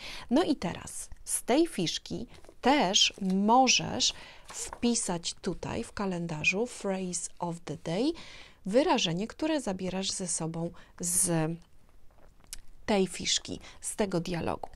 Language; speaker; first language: Polish; native; Polish